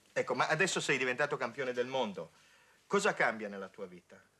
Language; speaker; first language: Italian; native; Italian